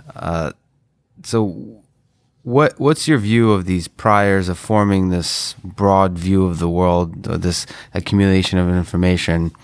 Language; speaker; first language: English; non-native, fluent; Russian